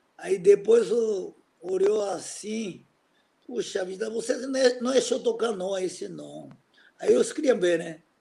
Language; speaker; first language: Portuguese; non-native, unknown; Japanese